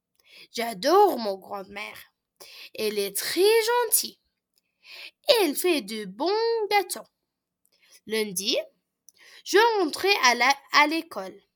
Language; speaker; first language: French; non-native, learner; Arabic